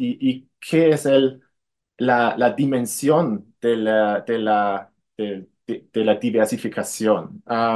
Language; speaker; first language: Spanish; non-native, fluent; German